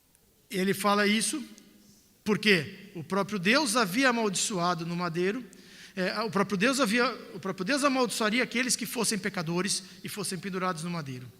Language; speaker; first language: Portuguese; native; Portuguese